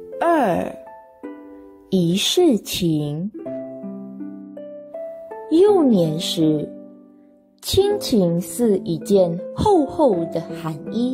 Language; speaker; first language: Chinese; native; Chinese